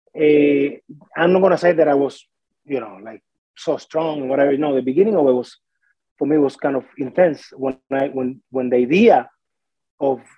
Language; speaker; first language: English; non-native, fluent; Spanish